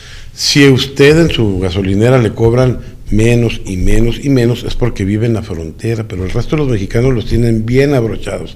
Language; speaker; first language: Spanish; native; Spanish